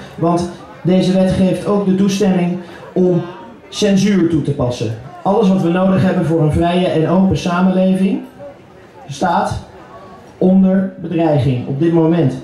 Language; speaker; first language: Dutch; native; Dutch